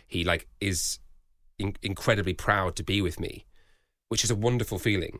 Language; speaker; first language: English; native; English